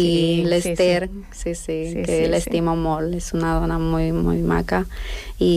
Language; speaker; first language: Catalan; non-native, fluent; Spanish